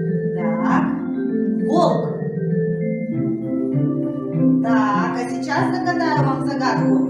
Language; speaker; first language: Russian; native; Russian